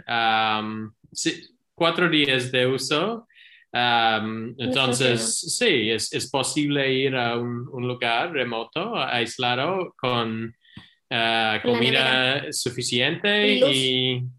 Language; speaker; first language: Spanish; non-native, learner; English